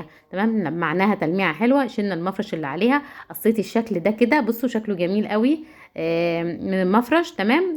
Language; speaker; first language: Arabic; native; Arabic